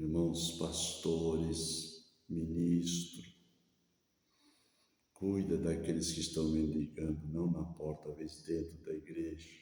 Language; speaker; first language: Portuguese; native; Portuguese